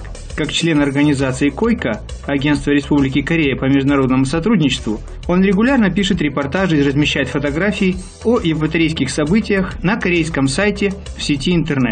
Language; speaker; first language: Russian; native; Russian